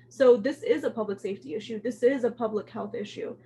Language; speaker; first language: English; early bilingual, other home language; Amharic